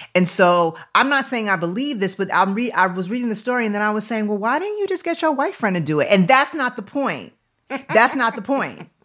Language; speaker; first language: English; native; English